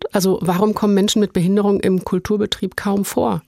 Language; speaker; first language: German; native; German